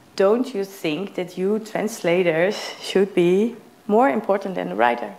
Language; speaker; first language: English; non-native, fluent; Dutch